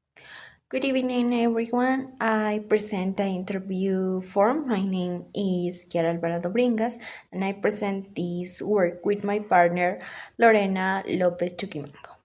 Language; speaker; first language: English; non-native, learner; Spanish